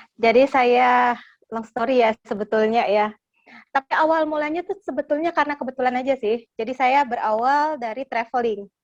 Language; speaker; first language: Indonesian; native; Indonesian